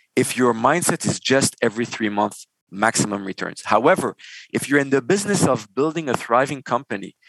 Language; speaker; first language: English; non-native, fluent; Arabic